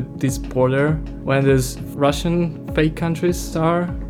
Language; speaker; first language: English; non-native, fluent; Ukrainian